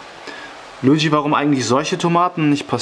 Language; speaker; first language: German; native; German